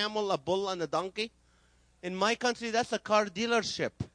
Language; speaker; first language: English; non-native, fluent; Arabic